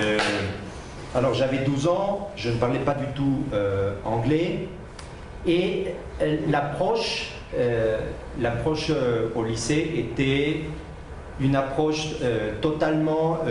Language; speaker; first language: French; native; French